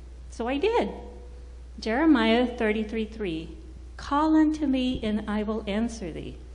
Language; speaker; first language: English; early bilingual, other home language; Spanish